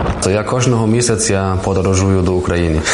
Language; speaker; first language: Ukrainian; non-native, learner; German